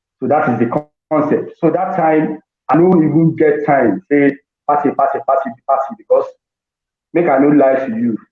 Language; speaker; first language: Nigerian Pidgin; non-native, local second language; Yoruba